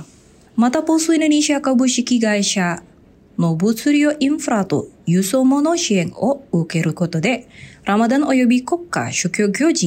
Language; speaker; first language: Japanese; non-native, fluent; Indonesian